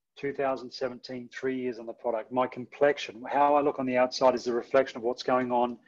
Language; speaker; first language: English; native; English